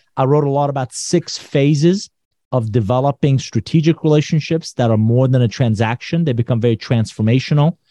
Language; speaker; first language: English; non-native, fluent; Persian